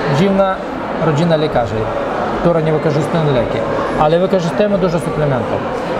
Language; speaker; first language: Polish; early bilingual, heritage; Russian